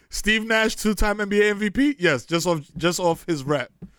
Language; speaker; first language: English; early bilingual, other home language; Spanish